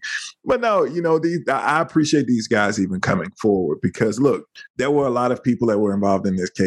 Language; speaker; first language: English; native; English